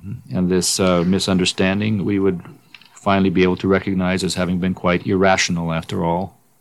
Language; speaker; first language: English; native; English